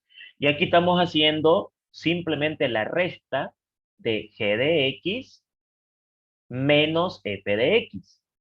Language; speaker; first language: Spanish; native; Spanish